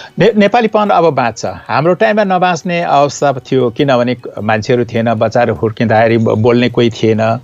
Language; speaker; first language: Nepali; non-native, local second language; Newari